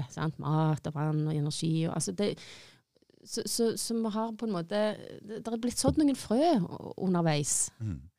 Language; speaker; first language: Norwegian; native; Norwegian